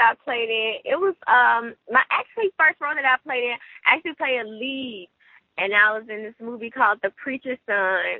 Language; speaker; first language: English; native; English